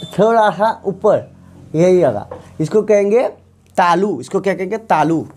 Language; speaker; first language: Hindi; non-native, local second language; Bangla